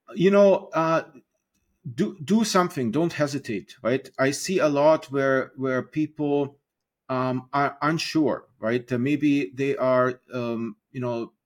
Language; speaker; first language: English; non-native, fluent; German